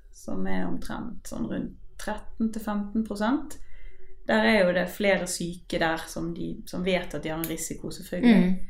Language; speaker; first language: Norwegian; native; Norwegian